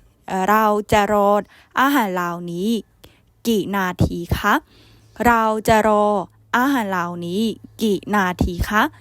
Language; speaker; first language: Thai; non-native, fluent; Burmese